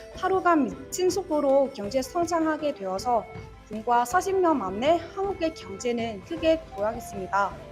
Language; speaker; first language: Korean; non-native, learner; Vietnamese